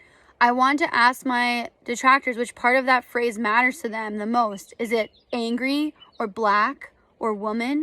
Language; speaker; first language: English; native; English